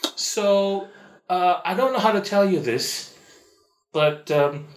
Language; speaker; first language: English; non-native, local second language; Malay